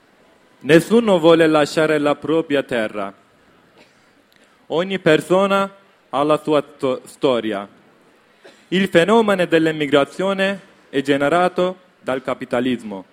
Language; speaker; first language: Italian; non-native, learner; Kurdish